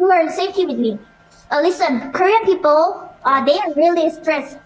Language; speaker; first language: English; non-native, learner; Korean